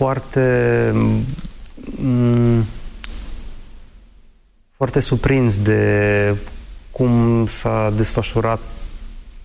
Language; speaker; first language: Romanian; non-native, fluent; Ukrainian